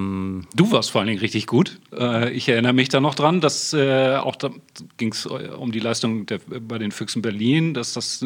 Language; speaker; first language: German; native; German